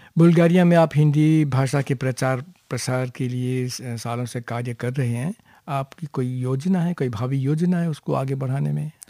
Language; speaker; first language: Hindi; non-native, local second language; Morisyen